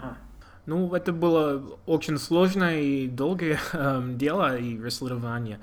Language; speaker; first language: Russian; non-native, learner; English